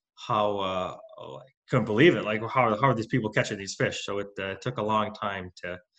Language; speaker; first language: English; native; English